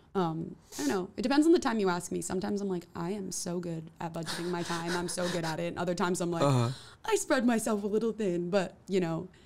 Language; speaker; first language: English; native; English